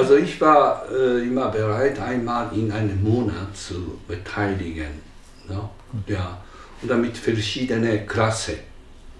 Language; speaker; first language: German; non-native, fluent; Japanese